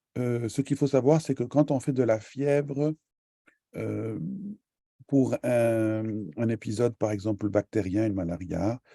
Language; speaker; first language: French; native; French